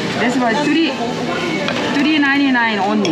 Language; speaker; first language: English; non-native, learner; Lao